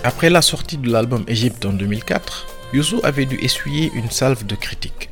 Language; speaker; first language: French; non-native, local second language; Wolof